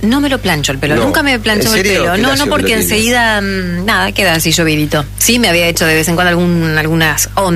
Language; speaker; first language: Spanish; native; Spanish